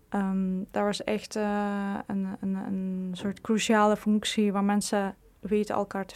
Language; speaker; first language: Dutch; non-native, fluent; Ukrainian